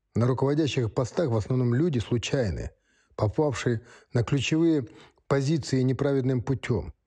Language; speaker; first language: Russian; non-native, local second language; Kazakh